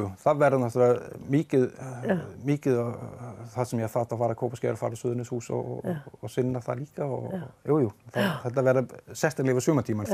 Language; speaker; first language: Icelandic; non-native, fluent; Danish